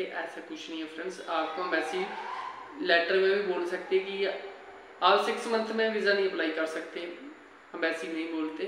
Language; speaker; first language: Hindi; non-native, local second language; Punjabi